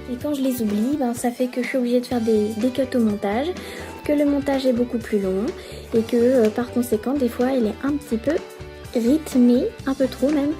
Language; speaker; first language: French; native; French